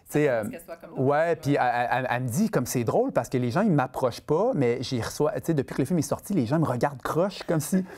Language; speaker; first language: French; native; French